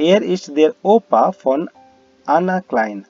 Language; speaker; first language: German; non-native, learner; Hindi